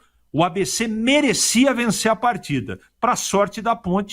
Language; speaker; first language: Portuguese; native; Portuguese